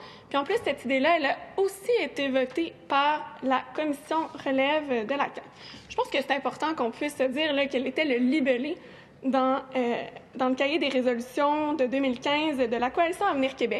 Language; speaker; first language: French; native; French